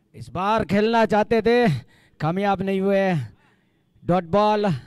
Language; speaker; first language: Hindi; non-native, local second language; Gujarati